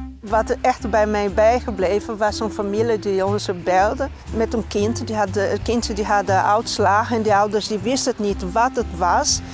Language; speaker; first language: Dutch; non-native, fluent; Portuguese